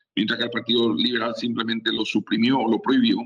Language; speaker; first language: Spanish; native; Spanish